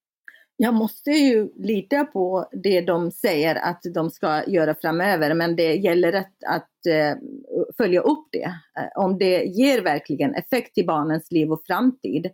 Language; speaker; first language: Swedish; non-native, fluent; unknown